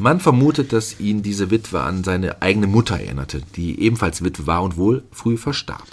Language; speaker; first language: German; native; German